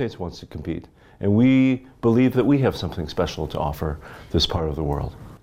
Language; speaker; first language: English; native; English